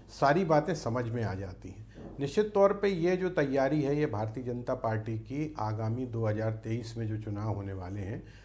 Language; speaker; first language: Hindi; native; Hindi